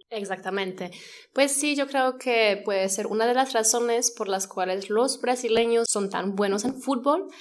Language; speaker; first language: Spanish; non-native, fluent; Polish